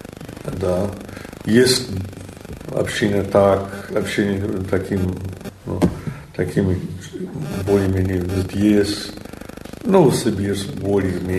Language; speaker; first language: Russian; non-native, fluent; English